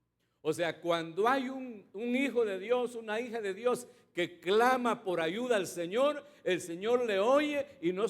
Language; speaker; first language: Spanish; native; Spanish